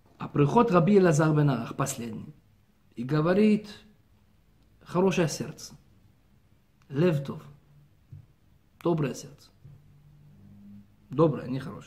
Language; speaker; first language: Russian; early bilingual, heritage; Russian